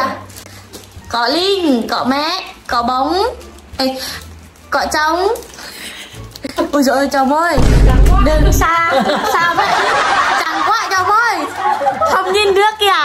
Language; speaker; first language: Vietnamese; non-native, learner; Indonesian